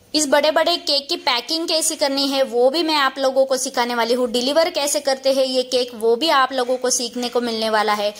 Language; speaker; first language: Hindi; non-native, local second language; Marathi